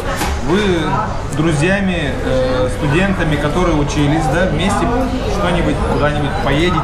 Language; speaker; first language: Russian; native; Russian